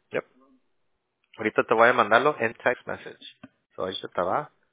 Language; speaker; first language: Spanish; native; Spanish